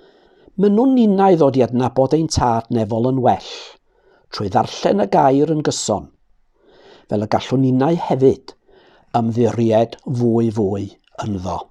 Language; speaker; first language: Welsh; native; Welsh